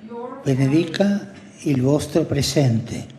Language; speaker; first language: Italian; non-native, fluent; Spanish